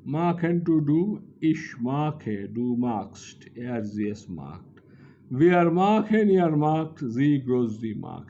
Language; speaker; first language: German; non-native, fluent; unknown